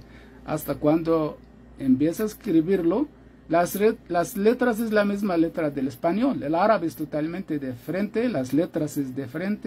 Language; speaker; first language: Spanish; non-native, fluent; Arabic